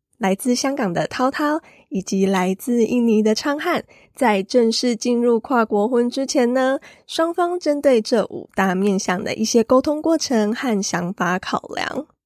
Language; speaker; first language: Chinese; native; Chinese